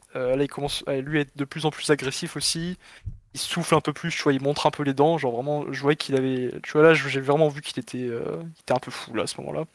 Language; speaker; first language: French; native; French